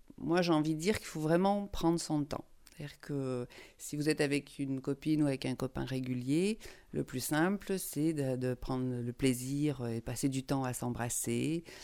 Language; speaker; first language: French; native; French